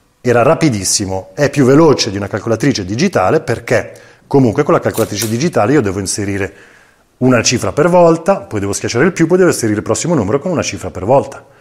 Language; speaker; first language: Italian; native; Italian